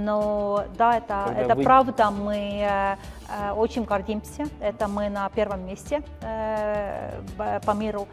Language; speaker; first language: Russian; non-native, fluent; Estonian